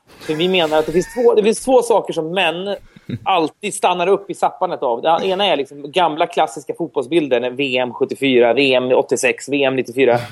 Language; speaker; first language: Swedish; native; Swedish